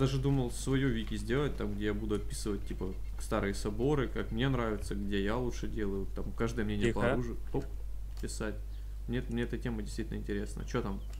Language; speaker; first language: Russian; native; Russian